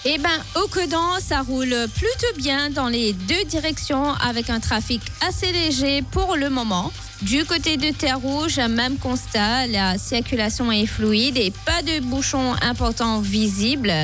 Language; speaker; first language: French; non-native, local second language; Morisyen